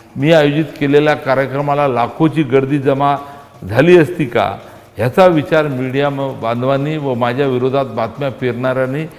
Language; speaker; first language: Marathi; native; Marathi